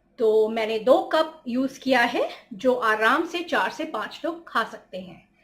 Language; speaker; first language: Hindi; non-native, local second language; Bangla